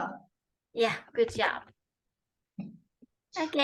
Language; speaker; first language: English; non-native, fluent; Vietnamese